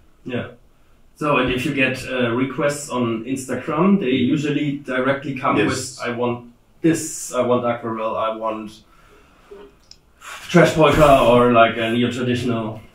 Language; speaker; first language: English; non-native, fluent; German